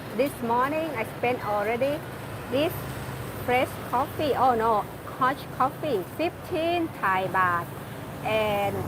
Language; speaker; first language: English; non-native, learner; Thai